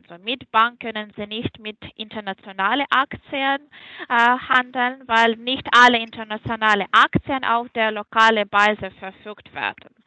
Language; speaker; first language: German; non-native, fluent; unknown